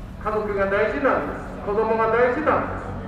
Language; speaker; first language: Japanese; native; Japanese